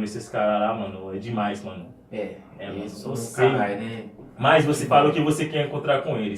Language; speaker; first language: Portuguese; non-native, fluent; Haitian Creole